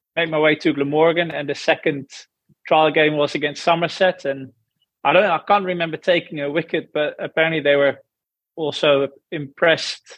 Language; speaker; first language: English; non-native, fluent; Dutch